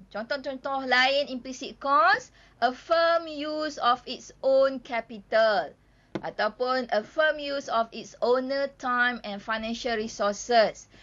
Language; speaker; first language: English; non-native, local second language; Malay